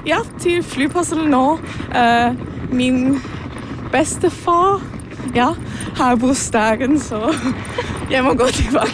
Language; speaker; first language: Norwegian; non-native, learner; German